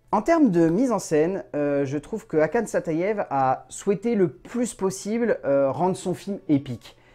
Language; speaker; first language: French; native; French